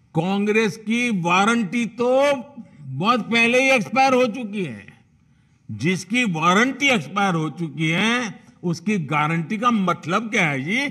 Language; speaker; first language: Hindi; non-native, local second language; Gujarati